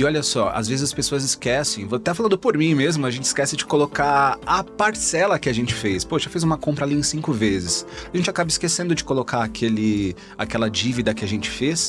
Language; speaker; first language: Portuguese; native; Portuguese